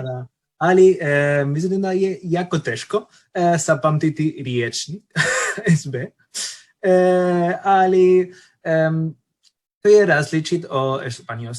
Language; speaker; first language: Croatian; non-native, learner; Spanish